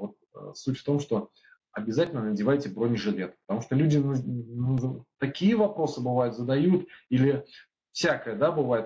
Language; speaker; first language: Russian; native; Russian